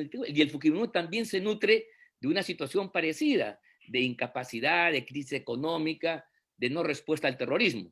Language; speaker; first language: Spanish; native; Spanish